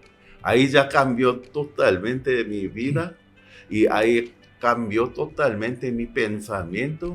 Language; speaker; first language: Spanish; non-native, learner; Korean